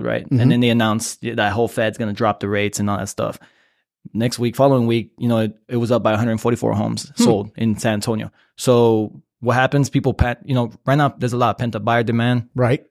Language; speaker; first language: English; native; English